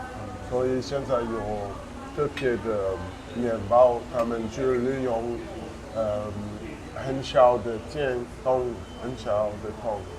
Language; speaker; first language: Chinese; non-native, learner; French